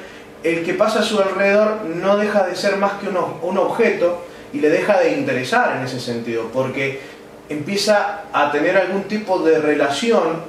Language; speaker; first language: Spanish; native; Spanish